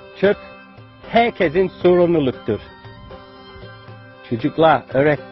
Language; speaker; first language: Turkish; non-native, fluent; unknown